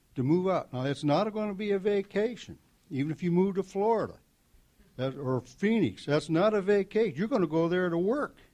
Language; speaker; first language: English; native; English